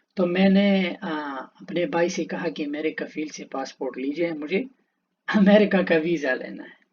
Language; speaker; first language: Urdu; non-native, local second language; Pashto